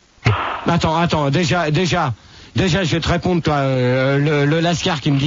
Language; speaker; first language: French; native; French